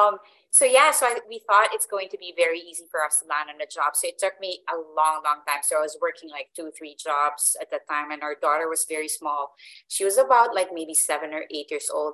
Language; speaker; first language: English; non-native, local second language; Filipino